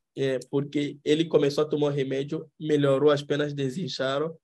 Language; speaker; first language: Portuguese; non-native, fluent; French